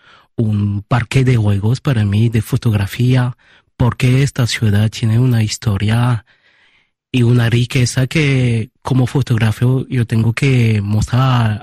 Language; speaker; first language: Spanish; early bilingual, heritage; Spanish